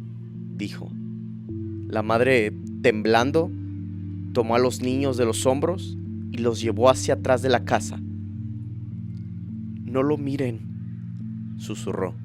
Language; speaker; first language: Spanish; native; Spanish